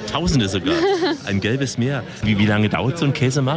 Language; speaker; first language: German; native; German